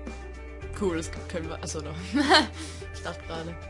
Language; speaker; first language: German; native; German